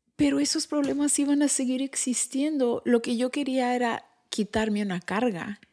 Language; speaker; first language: Spanish; early bilingual, heritage; Spanish